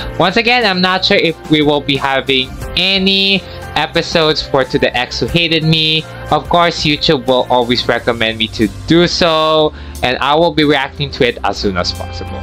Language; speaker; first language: English; non-native, local second language; Filipino